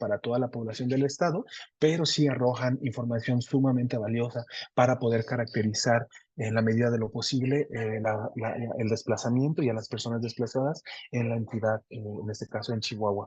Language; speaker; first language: Spanish; native; Spanish